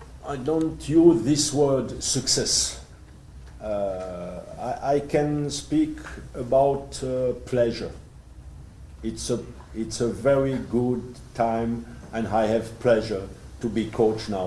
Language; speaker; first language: English; non-native, learner; French